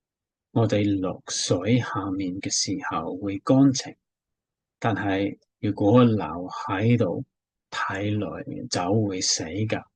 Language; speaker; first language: Cantonese; non-native, fluent; English